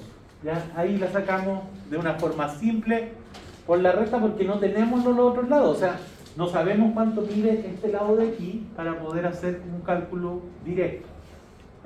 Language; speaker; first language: Spanish; native; Spanish